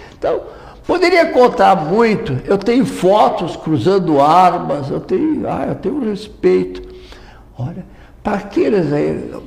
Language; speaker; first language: Portuguese; native; Portuguese